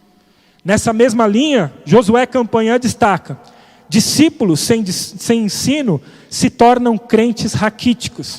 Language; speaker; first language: Portuguese; native; Portuguese